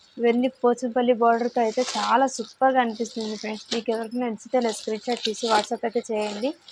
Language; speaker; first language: Telugu; non-native, local second language; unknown